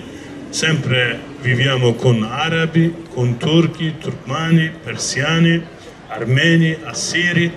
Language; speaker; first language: Italian; non-native, learner; Kurdish